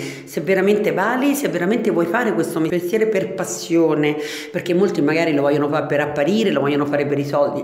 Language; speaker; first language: Italian; native; Italian